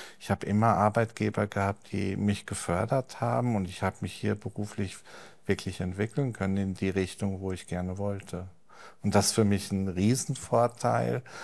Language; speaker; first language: German; native; German